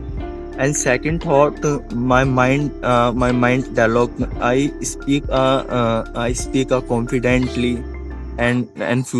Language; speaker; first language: English; non-native, learner; Hindi